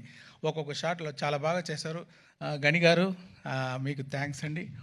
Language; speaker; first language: Telugu; non-native, fluent; Tamil